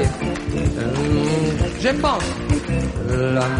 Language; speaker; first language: French; non-native, learner; Spanish